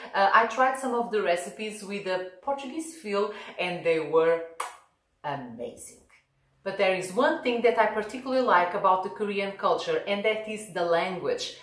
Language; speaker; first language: English; non-native, fluent; Portuguese